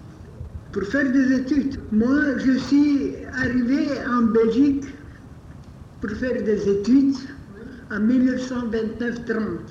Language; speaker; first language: French; non-native, fluent; Bulgarian